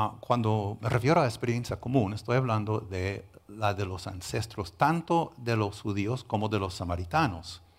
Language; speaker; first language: Spanish; non-native, fluent; English